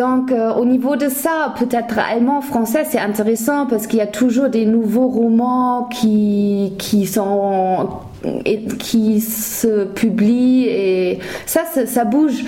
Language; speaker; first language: French; non-native, fluent; German